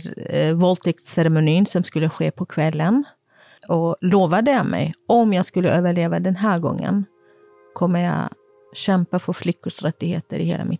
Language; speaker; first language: Swedish; non-native, fluent; Kurdish